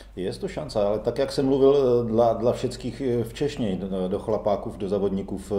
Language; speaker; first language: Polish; non-native, learner; Czech